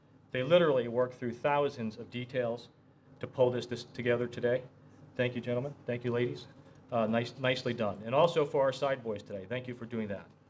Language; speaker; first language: English; native; English